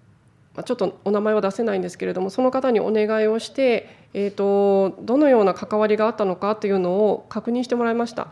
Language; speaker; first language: Japanese; native; Japanese